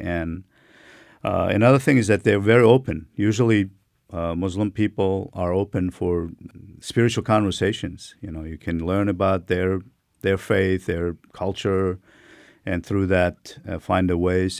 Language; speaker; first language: English; non-native, fluent; Turkmen